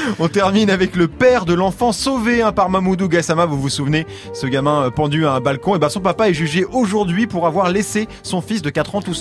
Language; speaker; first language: French; native; French